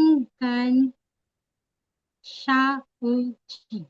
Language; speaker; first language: Filipino; native; Filipino